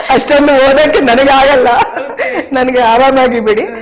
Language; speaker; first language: Kannada; non-native, local second language; Hindi